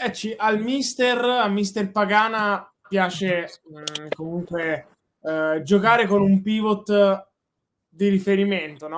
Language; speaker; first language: Italian; native; Italian